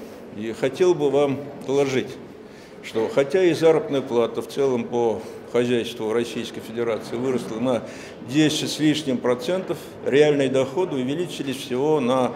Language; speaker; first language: Russian; native; Russian